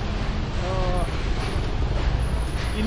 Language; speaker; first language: English; non-native, local second language; Mizo